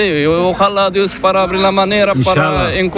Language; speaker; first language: Spanish; non-native, learner; Arabic